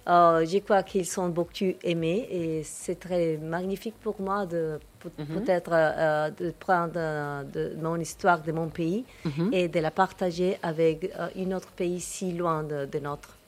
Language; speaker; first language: French; non-native, fluent; Spanish